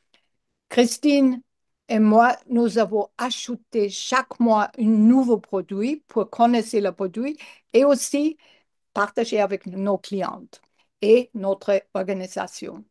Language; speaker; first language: French; non-native, learner; English